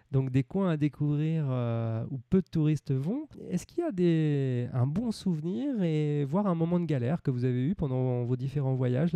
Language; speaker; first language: French; native; French